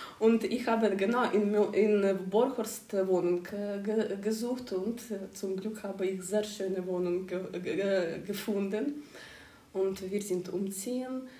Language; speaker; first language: German; non-native, learner; Ukrainian